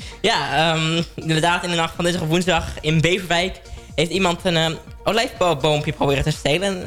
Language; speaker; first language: Dutch; native; Dutch